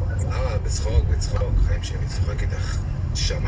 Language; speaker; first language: Hebrew; native; Hebrew